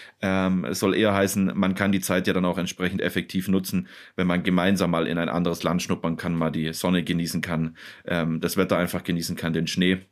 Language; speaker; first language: German; native; German